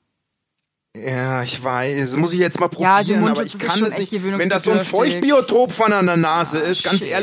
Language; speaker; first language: German; native; German